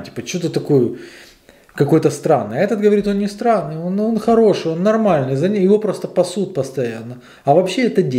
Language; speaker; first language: Russian; native; Russian